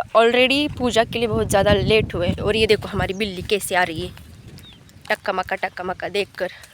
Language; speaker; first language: Hindi; non-native, local second language; Marathi